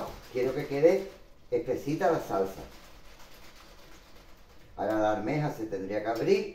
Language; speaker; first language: Spanish; native; Spanish